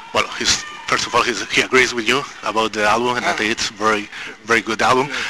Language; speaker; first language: English; non-native, fluent; Spanish